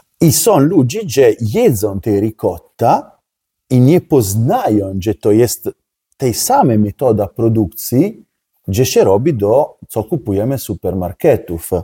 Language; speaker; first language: Polish; non-native, learner; Italian